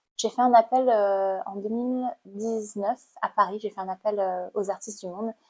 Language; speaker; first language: French; non-native, fluent; Khmer